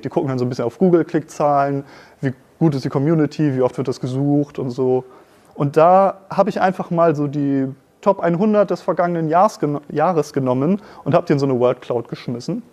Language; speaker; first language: German; native; German